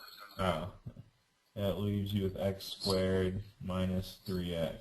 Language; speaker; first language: English; native; English